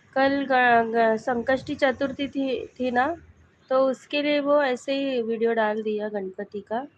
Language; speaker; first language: Hindi; non-native, local second language; Marathi